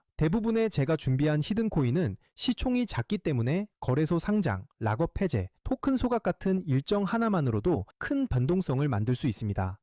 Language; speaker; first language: Korean; native; Korean